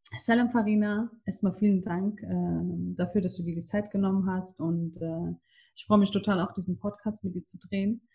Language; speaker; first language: German; early bilingual, other home language; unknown